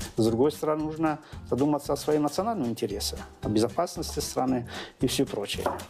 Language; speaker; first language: Russian; non-native, local second language; Azerbaijani